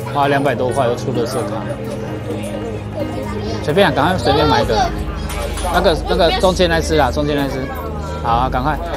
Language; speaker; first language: Chinese; native; Chinese